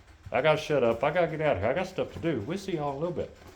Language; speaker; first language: English; native; English